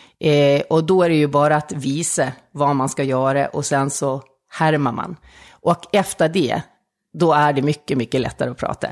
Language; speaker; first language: Swedish; native; Swedish